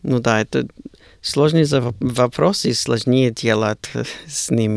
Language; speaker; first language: Russian; non-native, learner; English